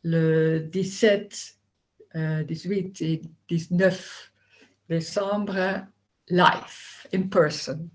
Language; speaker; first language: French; non-native, learner; Dutch